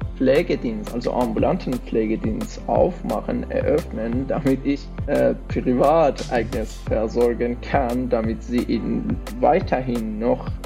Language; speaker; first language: German; non-native, fluent; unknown